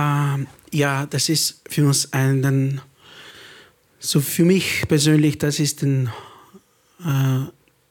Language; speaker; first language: German; non-native, learner; Bulgarian